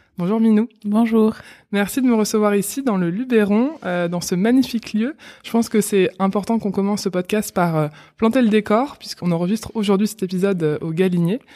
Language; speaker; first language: French; native; French